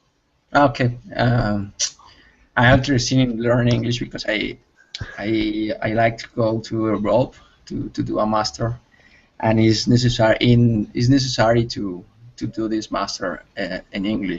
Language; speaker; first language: English; non-native, learner; Spanish